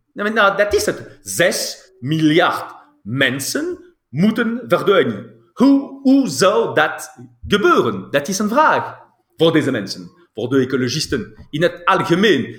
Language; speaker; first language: Dutch; non-native, local second language; French